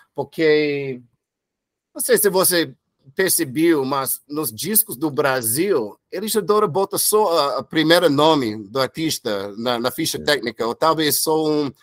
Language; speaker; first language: Portuguese; non-native, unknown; English